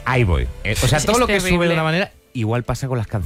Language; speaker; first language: Spanish; native; Spanish